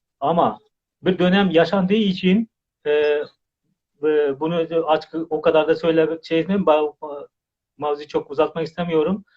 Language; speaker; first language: Turkish; non-native, fluent; Uzbek